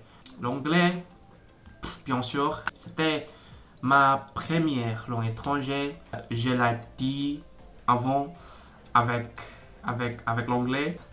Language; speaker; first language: French; non-native, learner; Indonesian